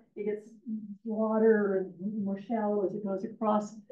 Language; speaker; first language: English; native; English